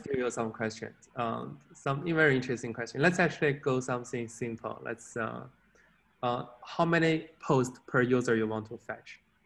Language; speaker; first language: English; non-native, fluent; Chinese